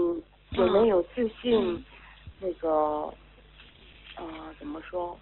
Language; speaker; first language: Chinese; non-native, fluent; Korean